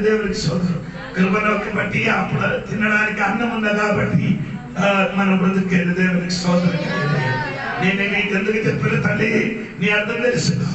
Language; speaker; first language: Telugu; non-native, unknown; Malayalam